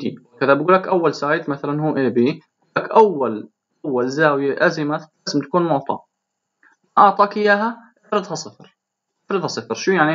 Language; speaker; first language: Arabic; native; Arabic